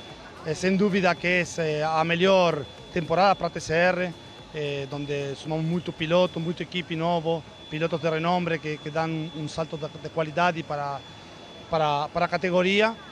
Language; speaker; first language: Portuguese; non-native, learner; Spanish